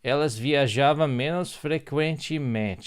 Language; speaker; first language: Portuguese; non-native, learner; English